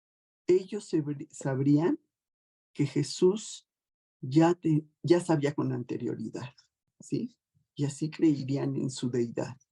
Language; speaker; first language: Spanish; native; Spanish